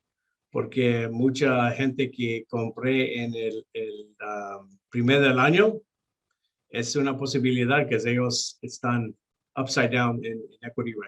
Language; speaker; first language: Spanish; non-native, local second language; English